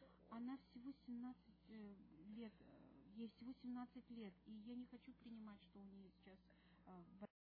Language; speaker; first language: Russian; native; Russian